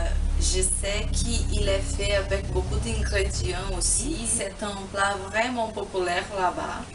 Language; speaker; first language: French; non-native, fluent; Portuguese